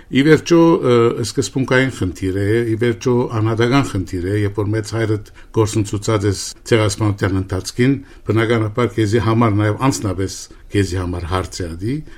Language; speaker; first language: Armenian; early bilingual, heritage; Armenian